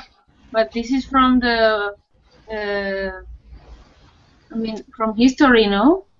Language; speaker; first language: English; non-native, learner; Spanish